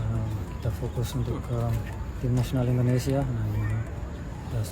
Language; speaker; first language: Indonesian; non-native, fluent; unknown